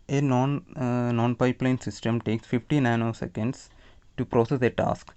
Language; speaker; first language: English; non-native, local second language; Malayalam